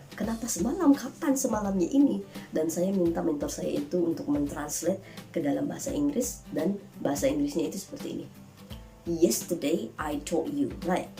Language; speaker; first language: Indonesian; native; Indonesian